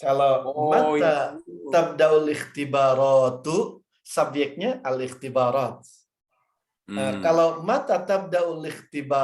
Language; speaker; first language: Indonesian; native; Indonesian